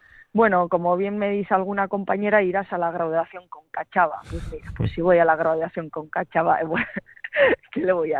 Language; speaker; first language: Spanish; native; Spanish